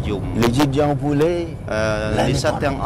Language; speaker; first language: French; non-native, local second language; Khmer